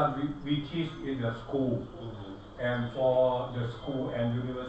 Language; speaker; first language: English; non-native, learner; Thai